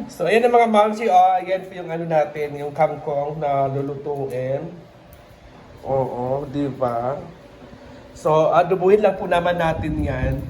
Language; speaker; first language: Filipino; non-native, local second language; Cebuano